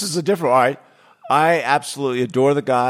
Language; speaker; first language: English; native; English